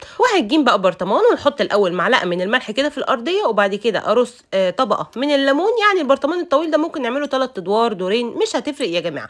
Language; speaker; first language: Arabic; native; Arabic